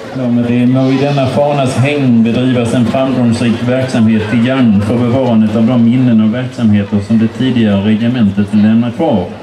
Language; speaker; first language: Swedish; native; Swedish